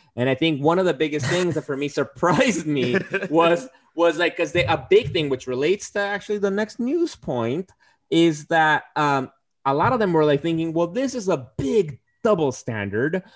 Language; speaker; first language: English; early bilingual, other home language; Spanish